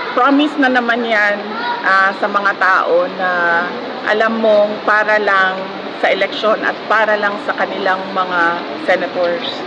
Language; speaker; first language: Filipino; non-native, local second language; Cebuano